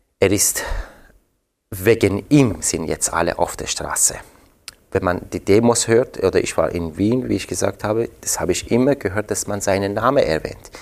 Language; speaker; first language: German; non-native, fluent; Persian